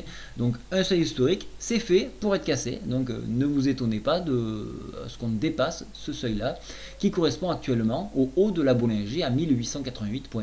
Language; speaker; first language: French; native; French